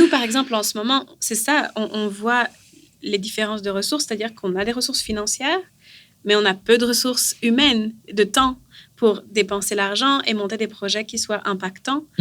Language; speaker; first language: French; native; French